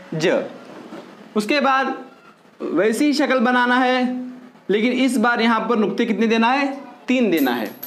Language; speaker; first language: Hindi; native; Hindi